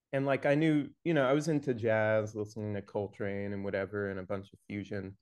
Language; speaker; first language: English; native; English